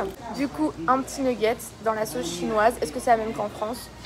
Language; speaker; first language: French; native; French